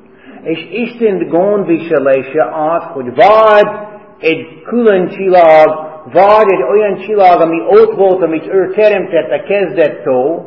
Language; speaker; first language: Hungarian; non-native, fluent; English